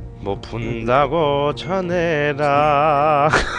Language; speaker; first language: Korean; native; Korean